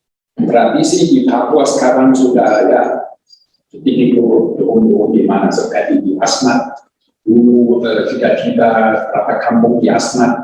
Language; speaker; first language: Indonesian; non-native, learner; German